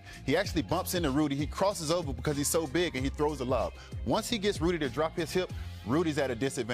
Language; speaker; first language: English; native; English